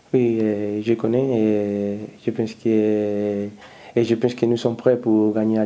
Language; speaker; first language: French; non-native, learner; Spanish